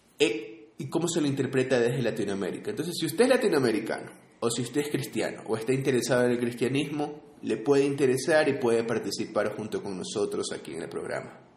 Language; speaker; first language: Spanish; native; Spanish